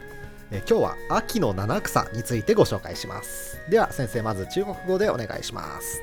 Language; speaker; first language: Japanese; native; Japanese